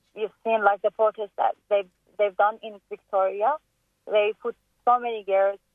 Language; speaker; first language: English; non-native, fluent; Persian